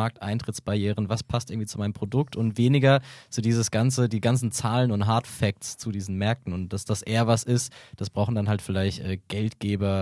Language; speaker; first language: German; native; German